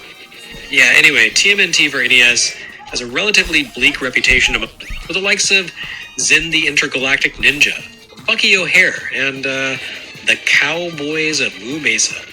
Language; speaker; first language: English; native; English